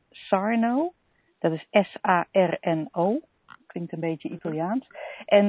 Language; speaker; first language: Dutch; native; Dutch